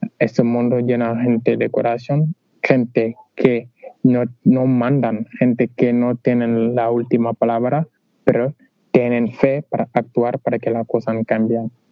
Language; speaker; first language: Spanish; non-native, learner; Wolof